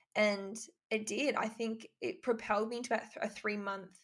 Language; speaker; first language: English; native; English